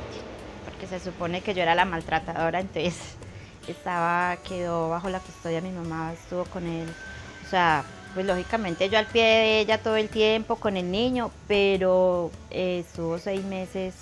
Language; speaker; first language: Spanish; native; Spanish